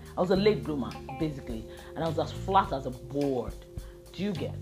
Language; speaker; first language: English; non-native, local second language; Yoruba